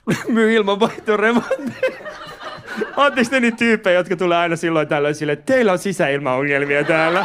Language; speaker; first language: Finnish; early bilingual, other home language; Persian